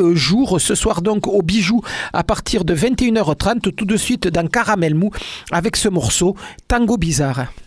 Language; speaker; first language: French; native; French